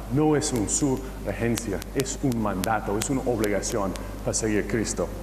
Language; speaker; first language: Spanish; non-native, fluent; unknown